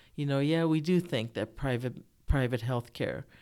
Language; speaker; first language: English; early bilingual, other home language; Japanese